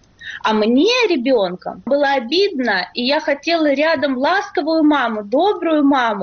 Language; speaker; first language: Russian; native; Russian